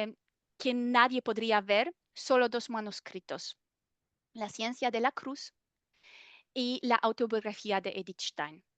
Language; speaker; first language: Spanish; non-native, fluent; German